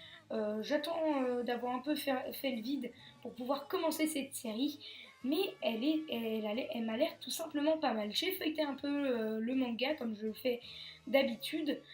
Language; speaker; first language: French; native; French